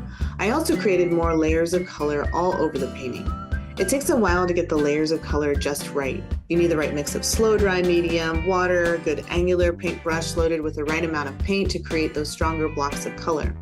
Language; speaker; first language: English; native; English